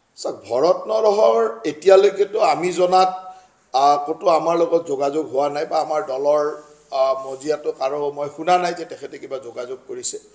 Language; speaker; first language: Assamese; native; Assamese